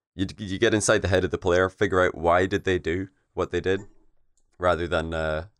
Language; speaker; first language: English; native; English